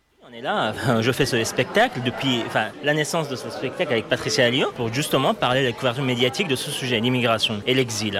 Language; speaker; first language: French; non-native, fluent; Persian